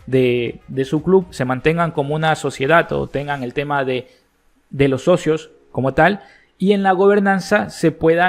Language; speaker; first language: Spanish; native; Spanish